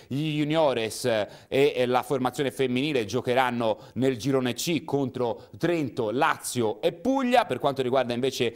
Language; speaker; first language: Italian; native; Italian